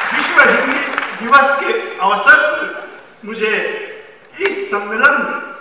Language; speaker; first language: Hindi; non-native, fluent; Japanese